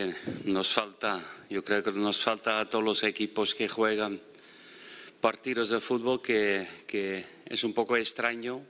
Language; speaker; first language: Spanish; non-native, fluent; Dutch